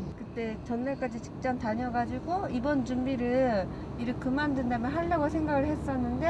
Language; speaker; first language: Korean; non-native, fluent; Japanese